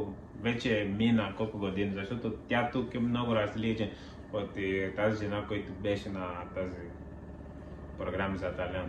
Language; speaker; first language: Bulgarian; non-native, learner; Portuguese